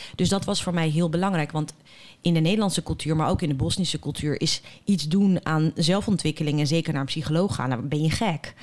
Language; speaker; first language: Dutch; early bilingual, other home language; Bosnian